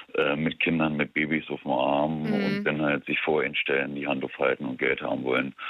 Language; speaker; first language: German; native; German